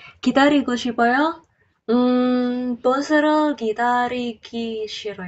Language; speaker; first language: Korean; non-native, learner; English